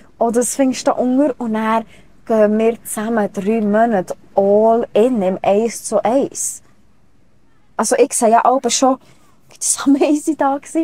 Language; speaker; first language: German; native; German